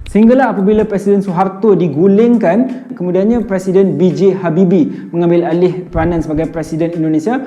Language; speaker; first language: Malay; native; Malay